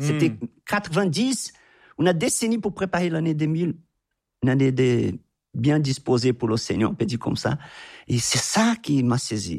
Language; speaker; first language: French; non-native, fluent; Portuguese